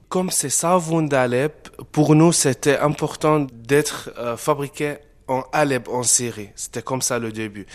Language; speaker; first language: French; non-native, fluent; Arabic